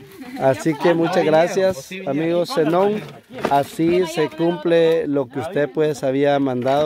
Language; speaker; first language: Spanish; native; Spanish